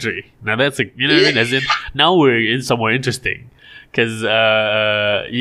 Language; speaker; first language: English; non-native, local second language; Malay